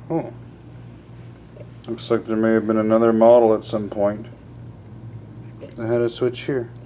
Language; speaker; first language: English; native; English